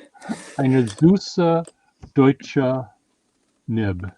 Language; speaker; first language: German; non-native, learner; English